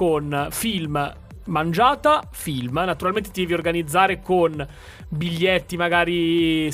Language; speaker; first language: Italian; native; Italian